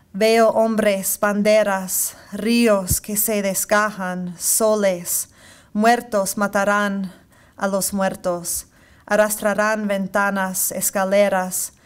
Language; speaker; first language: Spanish; non-native, fluent; English